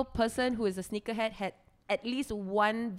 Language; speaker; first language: English; non-native, local second language; Malay